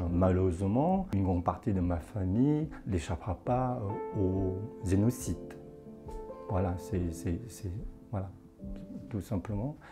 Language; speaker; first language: French; non-native, fluent; Chinese